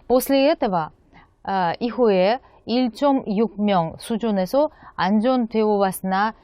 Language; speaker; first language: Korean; non-native, fluent; Russian